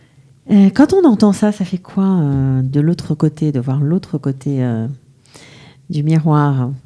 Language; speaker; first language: French; native; French